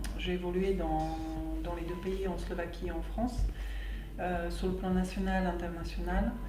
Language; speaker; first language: French; non-native, fluent; Slovak